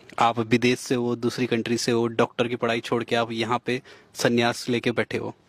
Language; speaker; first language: Hindi; native; Hindi